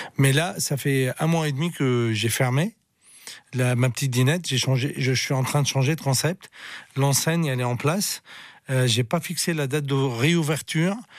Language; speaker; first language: French; non-native, local second language; Arabic